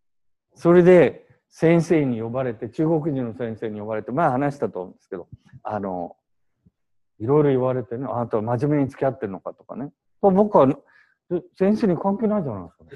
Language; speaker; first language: Japanese; native; Japanese